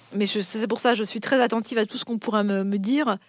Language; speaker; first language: French; native; French